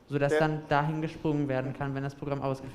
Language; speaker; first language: German; native; German